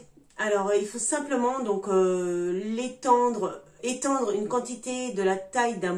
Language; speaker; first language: French; native; French